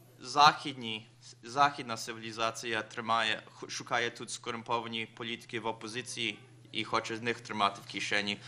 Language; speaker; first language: Ukrainian; early bilingual, heritage; Ukrainian